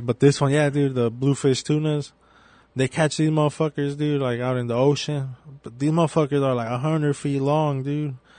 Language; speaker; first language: English; early bilingual, other home language; Spanish